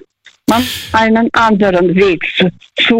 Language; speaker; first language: German; early bilingual, heritage; German